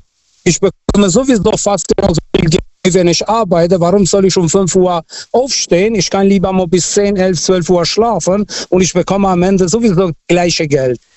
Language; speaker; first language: German; early bilingual, other home language; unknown